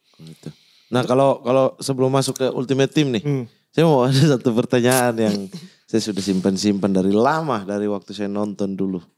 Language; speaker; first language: Indonesian; native; Indonesian